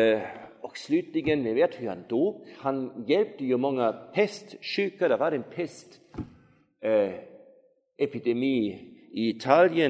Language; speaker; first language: Swedish; non-native, fluent; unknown